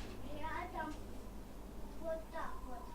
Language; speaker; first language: Russian; early bilingual, other home language; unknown